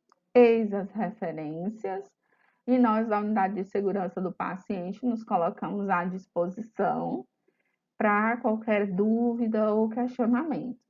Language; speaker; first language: Portuguese; native; Portuguese